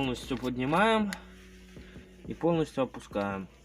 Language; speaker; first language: Russian; native; Russian